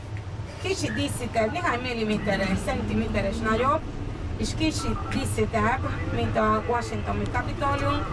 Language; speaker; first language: Hungarian; non-native, fluent; Spanish